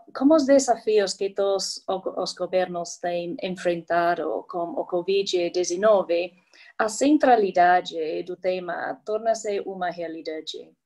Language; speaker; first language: Portuguese; non-native, fluent; English